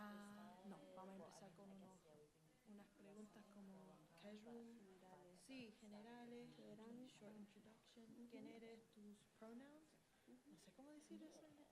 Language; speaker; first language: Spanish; non-native, learner; English